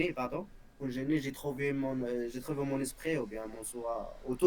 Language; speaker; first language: French; non-native, local second language; Berber languages